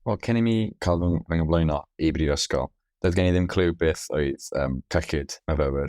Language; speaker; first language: Welsh; non-native, local second language; English